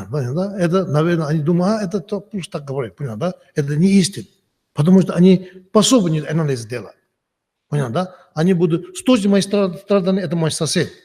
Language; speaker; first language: Russian; non-native, learner; Tibetan